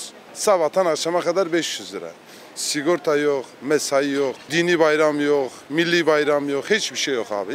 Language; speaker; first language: Turkish; native; Turkish